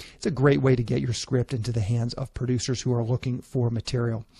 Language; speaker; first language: English; native; English